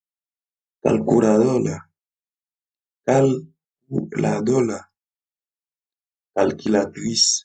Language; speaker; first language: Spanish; non-native, learner; Haitian Creole